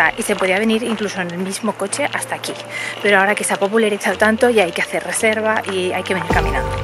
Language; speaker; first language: Spanish; native; Spanish